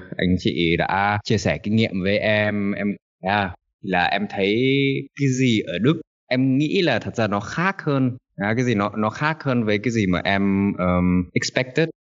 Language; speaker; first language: Vietnamese; early bilingual, heritage; Vietnamese